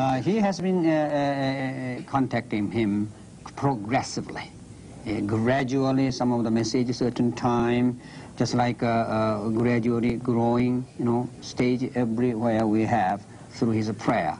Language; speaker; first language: English; non-native, fluent; Korean